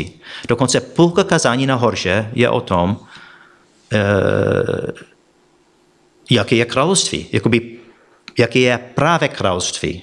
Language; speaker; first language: Czech; non-native, fluent; English